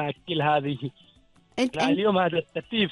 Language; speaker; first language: Arabic; non-native, learner; Bangla